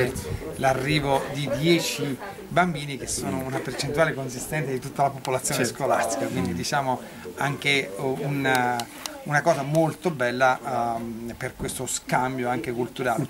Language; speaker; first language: Italian; native; Italian